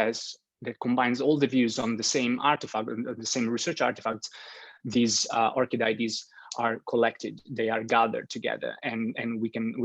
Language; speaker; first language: English; non-native, fluent; Italian